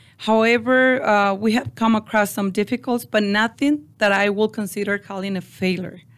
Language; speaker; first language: English; non-native, fluent; Spanish